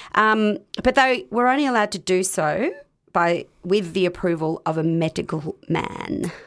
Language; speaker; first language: English; native; English